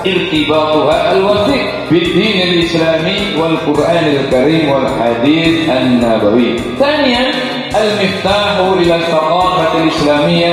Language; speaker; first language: Arabic; non-native, fluent; Indonesian